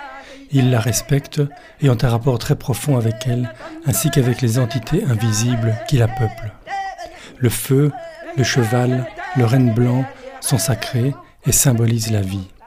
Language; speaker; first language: French; native; French